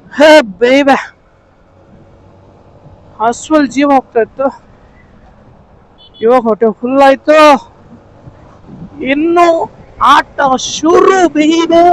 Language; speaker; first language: Kannada; non-native, local second language; Tulu